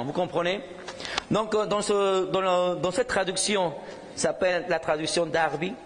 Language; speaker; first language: French; non-native, fluent; Spanish